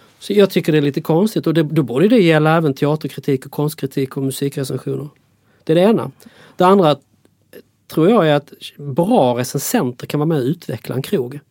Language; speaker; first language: Swedish; native; Swedish